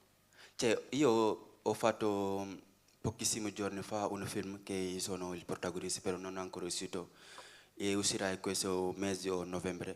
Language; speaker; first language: Italian; non-native, learner; Wolof